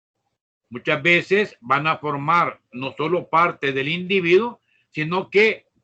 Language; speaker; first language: Spanish; native; Spanish